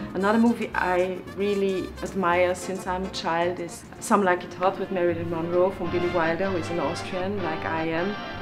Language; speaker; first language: English; non-native, fluent; German